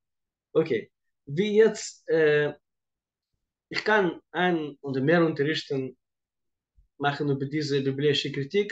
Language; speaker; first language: German; non-native, fluent; Russian